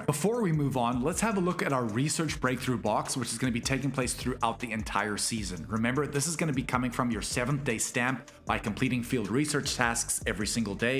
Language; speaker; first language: English; native; English